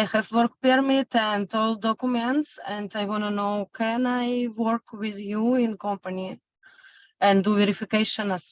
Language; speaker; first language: English; non-native, learner; Russian